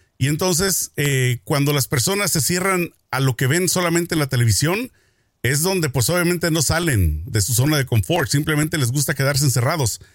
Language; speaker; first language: Spanish; native; Spanish